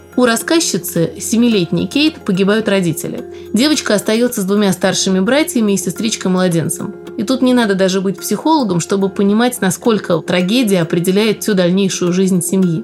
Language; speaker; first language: Russian; native; Russian